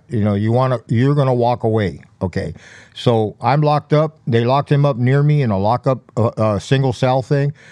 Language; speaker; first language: English; native; English